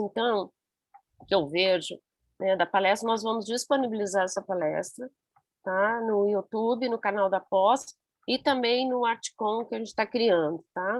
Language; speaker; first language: Portuguese; non-native, learner; Spanish